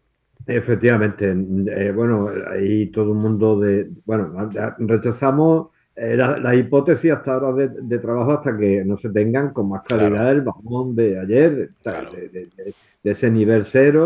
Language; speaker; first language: Spanish; native; Spanish